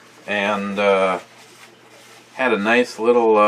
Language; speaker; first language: English; native; English